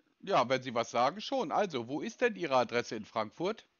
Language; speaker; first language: German; native; German